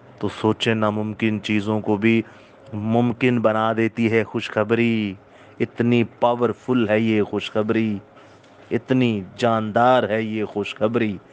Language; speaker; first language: Urdu; non-native, local second language; Punjabi